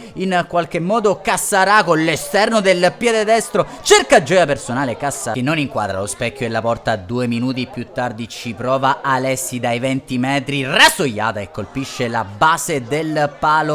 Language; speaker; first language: Italian; native; Italian